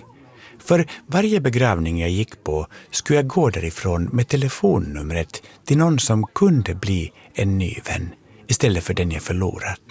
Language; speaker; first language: Swedish; native; Swedish